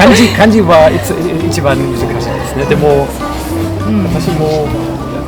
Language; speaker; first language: Japanese; non-native, learner; German